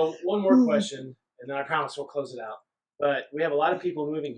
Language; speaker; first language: English; native; English